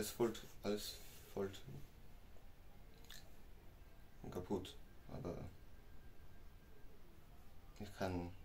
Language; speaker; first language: German; non-native, learner; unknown